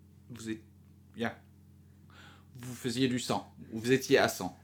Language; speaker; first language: French; native; French